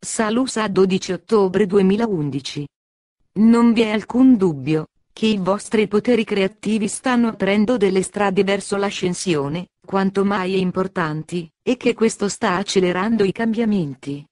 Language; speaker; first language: Italian; native; Italian